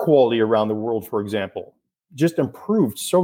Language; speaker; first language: English; native; English